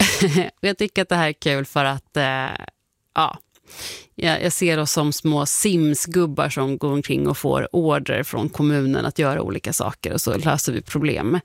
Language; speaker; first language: Swedish; native; Swedish